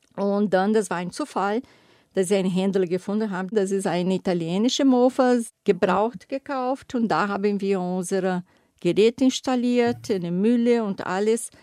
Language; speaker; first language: German; non-native, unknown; Portuguese